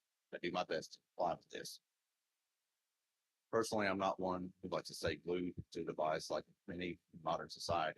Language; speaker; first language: English; native; English